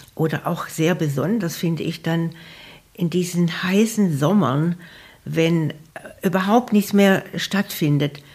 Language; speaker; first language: German; native; German